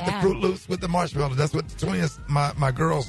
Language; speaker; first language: English; native; English